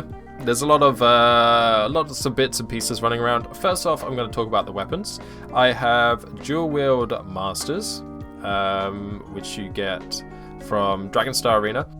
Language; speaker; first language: English; native; English